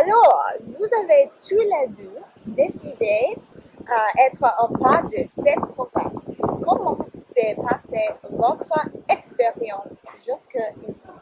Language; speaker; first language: French; non-native, learner; English